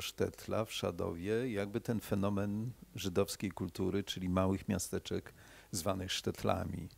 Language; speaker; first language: Polish; native; Polish